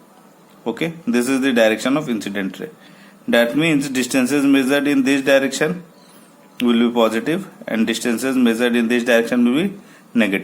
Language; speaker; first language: English; non-native, local second language; Hindi